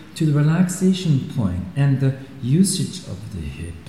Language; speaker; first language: English; non-native, fluent; Swiss German